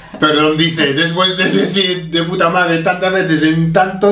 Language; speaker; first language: Spanish; non-native, fluent; English